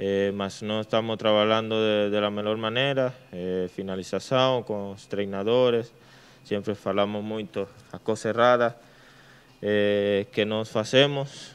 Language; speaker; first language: Portuguese; non-native, learner; Spanish